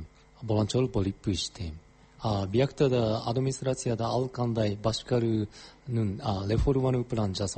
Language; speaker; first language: Kyrgyz; non-native, learner; Japanese